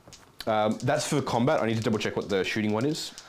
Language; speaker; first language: English; native; English